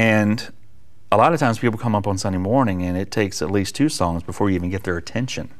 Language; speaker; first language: English; native; English